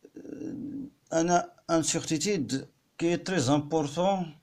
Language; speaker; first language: French; non-native, local second language; Arabic